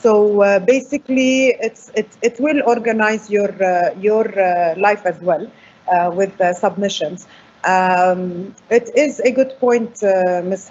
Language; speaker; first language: English; non-native, fluent; Arabic